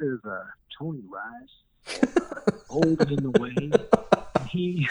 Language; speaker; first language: English; native; English